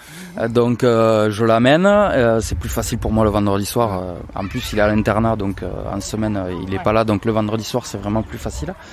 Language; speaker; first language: French; native; French